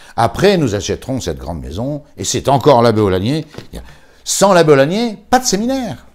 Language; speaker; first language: French; native; French